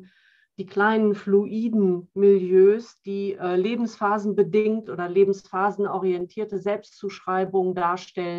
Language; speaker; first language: German; native; German